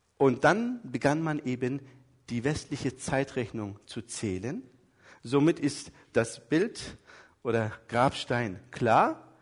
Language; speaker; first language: German; early bilingual, other home language; Turkish